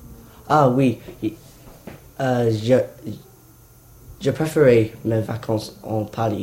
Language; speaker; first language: French; non-native, learner; English